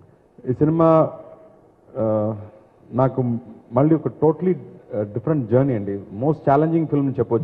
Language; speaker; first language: Telugu; non-native, local second language; Tamil